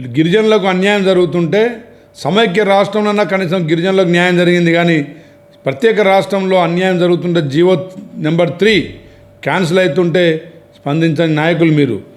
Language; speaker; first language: Telugu; non-native, local second language; Lambadi